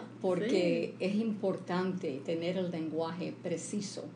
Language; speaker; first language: Spanish; early bilingual, heritage; Spanish